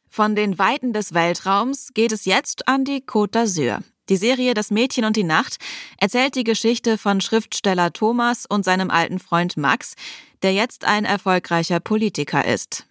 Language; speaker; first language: German; native; German